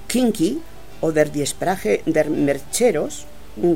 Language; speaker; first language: German; non-native, learner; Spanish